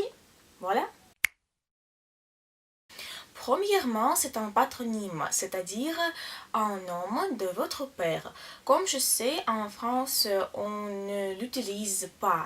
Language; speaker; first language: French; non-native, learner; Russian